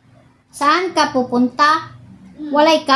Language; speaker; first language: Filipino; non-native, local second language; Cebuano